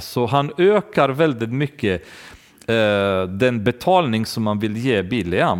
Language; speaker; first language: Swedish; non-native, fluent; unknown